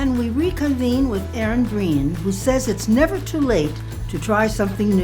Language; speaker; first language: English; native; English